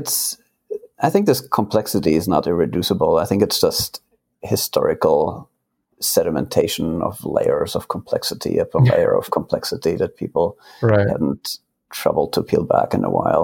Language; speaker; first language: English; non-native, fluent; Finnish